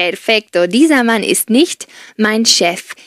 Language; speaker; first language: German; non-native, fluent; Spanish